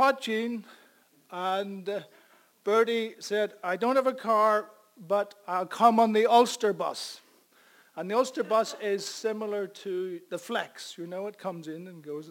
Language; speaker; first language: English; native; English